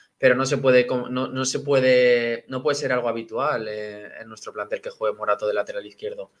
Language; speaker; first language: Spanish; native; Spanish